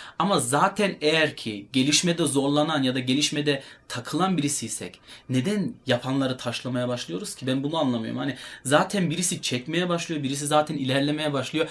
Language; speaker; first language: Turkish; early bilingual, heritage; Turkish